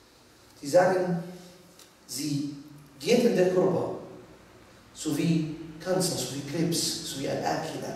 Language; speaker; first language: German; non-native, fluent; Arabic